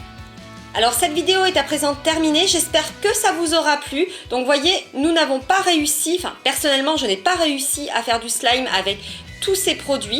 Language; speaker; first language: French; native; French